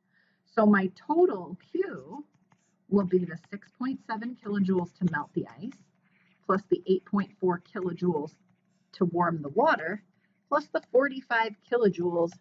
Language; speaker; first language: English; native; English